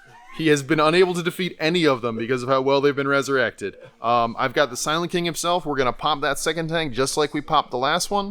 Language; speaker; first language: English; native; English